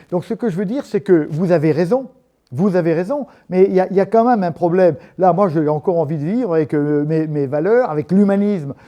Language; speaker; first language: French; native; French